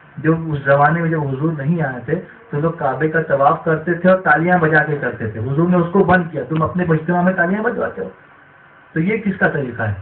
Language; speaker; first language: Urdu; native; Urdu